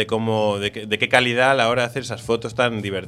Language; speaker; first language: Spanish; native; Spanish